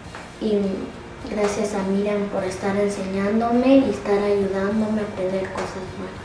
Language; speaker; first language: Spanish; early bilingual, other home language; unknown